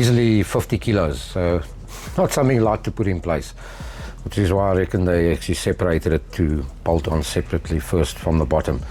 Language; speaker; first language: English; native; English